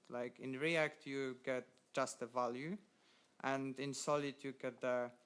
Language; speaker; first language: English; non-native, fluent; Polish